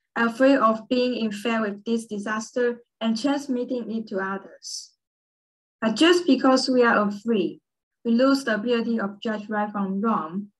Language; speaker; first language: English; early bilingual, other home language; Chinese